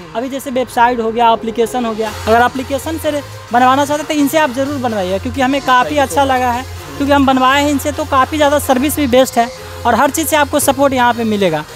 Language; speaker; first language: Hindi; native; Hindi